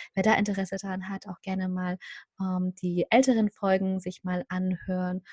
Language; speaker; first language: German; native; German